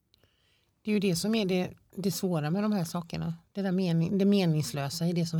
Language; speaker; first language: Swedish; native; Swedish